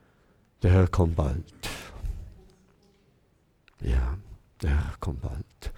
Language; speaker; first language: German; non-native, fluent; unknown